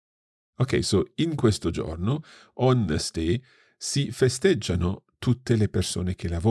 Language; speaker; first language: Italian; non-native, fluent; English